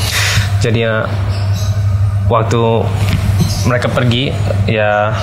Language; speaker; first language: Indonesian; early bilingual, heritage; English